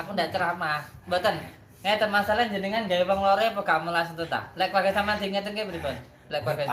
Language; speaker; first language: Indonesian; non-native, local second language; Javanese